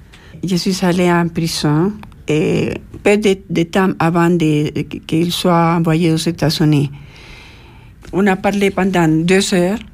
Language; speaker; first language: French; non-native, fluent; Spanish